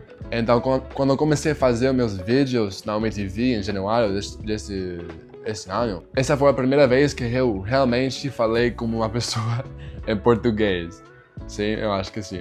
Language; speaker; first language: Portuguese; non-native, learner; English